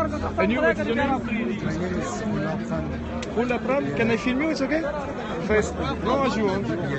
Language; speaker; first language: English; non-native, learner; French